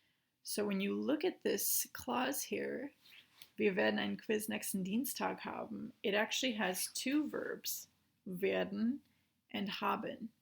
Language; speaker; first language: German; non-native, fluent; English